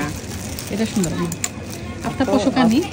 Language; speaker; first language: Greek; non-native, learner; Bangla